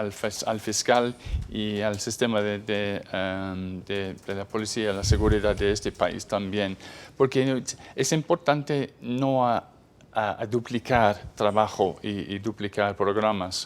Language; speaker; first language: Spanish; non-native, fluent; English